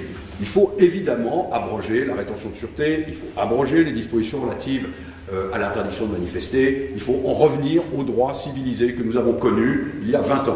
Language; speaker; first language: French; native; French